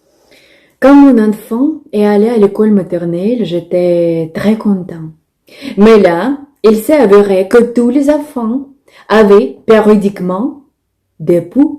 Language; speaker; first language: French; non-native, fluent; Russian